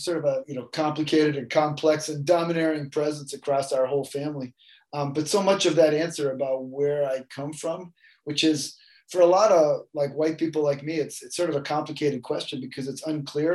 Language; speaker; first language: English; native; English